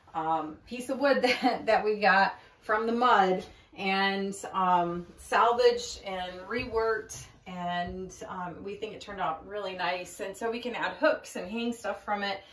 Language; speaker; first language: English; native; English